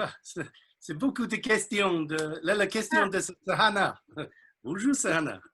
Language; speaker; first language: French; non-native, learner; English